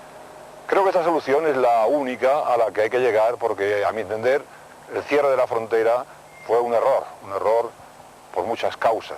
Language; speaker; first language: Spanish; native; Spanish